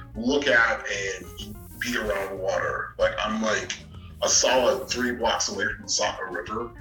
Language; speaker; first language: English; native; English